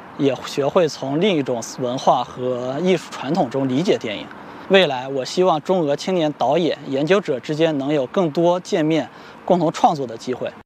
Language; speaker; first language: Chinese; native; Chinese